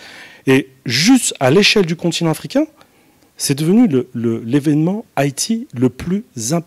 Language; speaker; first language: French; non-native, local second language; Arabic